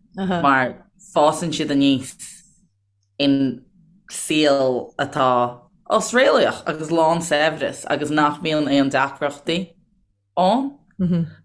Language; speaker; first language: Irish; native; Irish